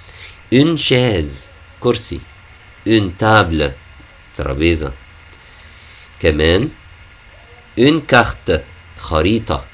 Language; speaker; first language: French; non-native, fluent; Arabic